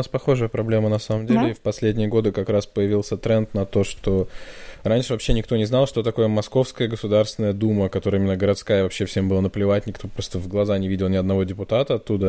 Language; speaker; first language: Russian; native; Russian